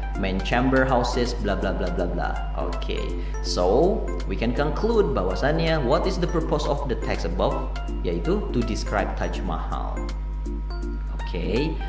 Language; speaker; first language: English; non-native, fluent; Indonesian